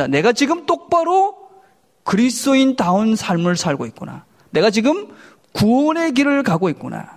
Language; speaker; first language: Korean; native; Korean